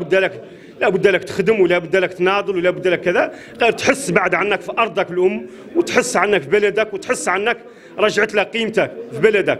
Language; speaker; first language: Arabic; native; Arabic